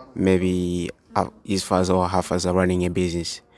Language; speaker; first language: English; non-native, local second language; Swahili